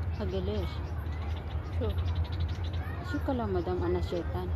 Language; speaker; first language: Arabic; non-native, learner; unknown